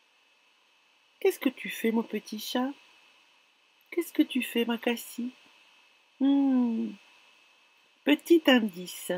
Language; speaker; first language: French; native; French